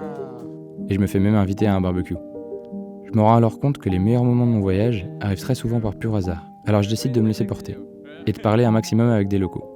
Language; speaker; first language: French; native; French